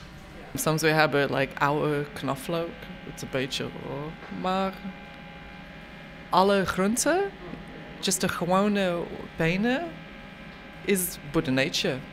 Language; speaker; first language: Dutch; non-native, learner; English